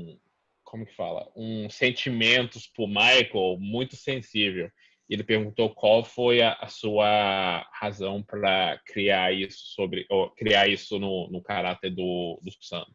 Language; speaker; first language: Portuguese; early bilingual, heritage; Portuguese